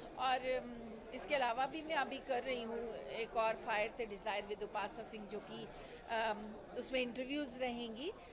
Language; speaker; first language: Hindi; non-native, local second language; Punjabi